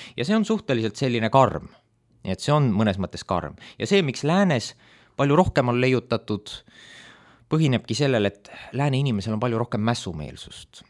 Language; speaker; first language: Estonian; native; Estonian